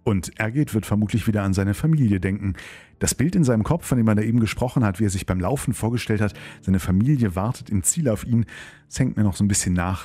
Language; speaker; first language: German; native; German